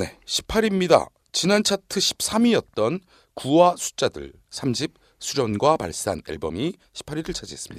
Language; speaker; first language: Korean; native; Korean